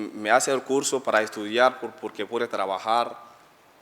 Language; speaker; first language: Spanish; non-native, learner; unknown